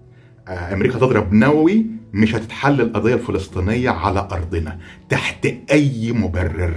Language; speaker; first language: Arabic; native; Arabic